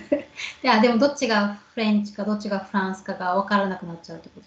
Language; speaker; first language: Japanese; native; Japanese